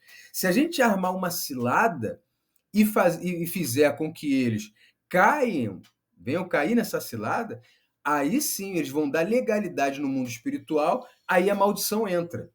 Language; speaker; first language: Portuguese; native; Portuguese